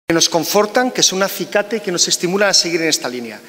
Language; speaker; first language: Spanish; native; Spanish